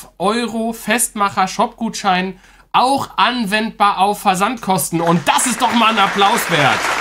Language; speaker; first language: German; native; German